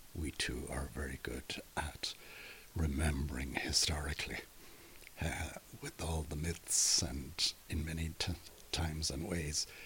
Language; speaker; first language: English; native; English